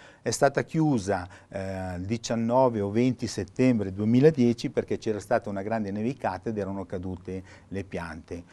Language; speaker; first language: Italian; native; Italian